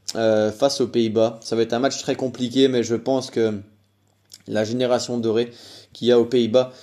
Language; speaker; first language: French; native; French